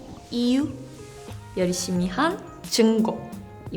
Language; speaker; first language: Korean; non-native, fluent; Japanese